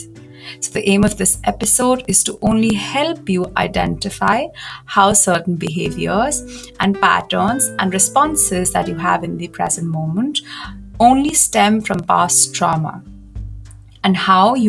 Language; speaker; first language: English; non-native, local second language; Hindi